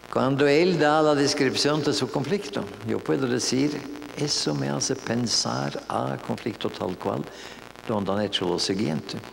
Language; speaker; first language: Spanish; non-native, fluent; Norwegian